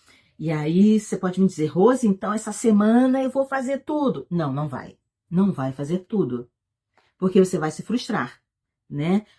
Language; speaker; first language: Portuguese; native; Portuguese